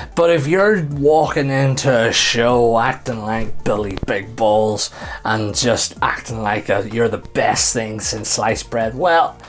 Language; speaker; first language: English; native; English